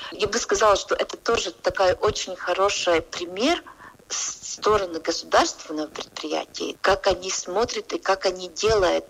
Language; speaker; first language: Russian; non-native, local second language; Latvian